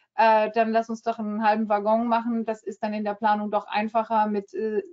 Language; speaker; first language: German; early bilingual, heritage; German